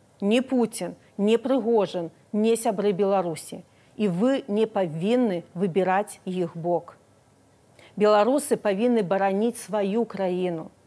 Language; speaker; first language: Belarusian; non-native, local second language; Russian